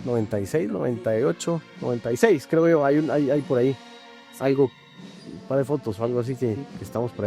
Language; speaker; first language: Spanish; native; Spanish